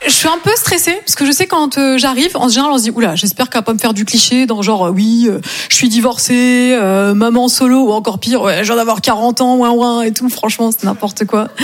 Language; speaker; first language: French; native; French